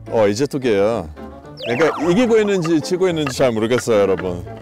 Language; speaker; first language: Korean; non-native, fluent; Portuguese